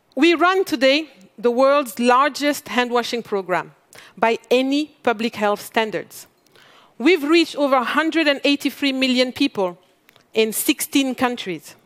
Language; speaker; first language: English; non-native, fluent; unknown